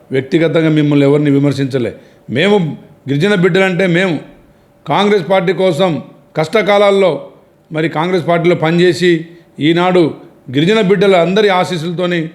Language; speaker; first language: Telugu; non-native, local second language; Lambadi